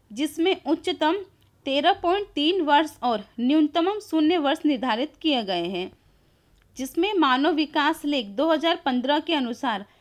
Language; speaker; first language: Hindi; non-native, local second language; Gujarati